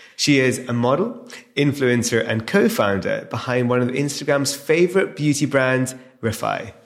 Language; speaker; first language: English; native; English